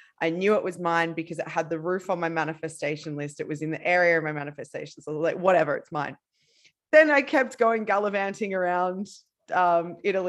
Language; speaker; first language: English; native; English